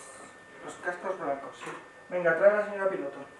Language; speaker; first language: Spanish; native; Spanish